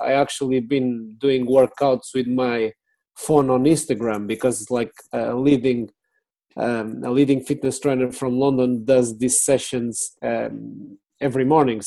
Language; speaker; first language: English; non-native, fluent; Portuguese